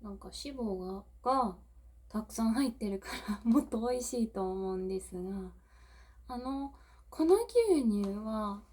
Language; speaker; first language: Japanese; non-native, learner; English